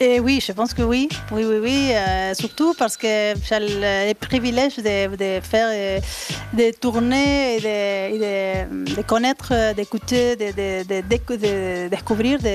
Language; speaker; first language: French; non-native, fluent; Spanish